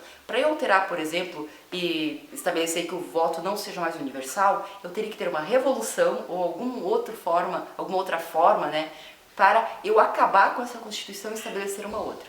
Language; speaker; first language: Portuguese; native; Portuguese